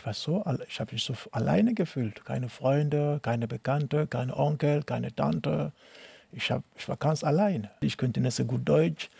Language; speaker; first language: German; non-native, learner; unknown